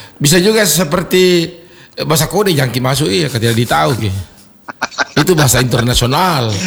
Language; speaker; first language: Indonesian; non-native, local second language; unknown